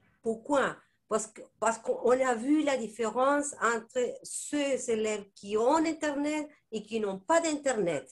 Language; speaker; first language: French; non-native, fluent; Spanish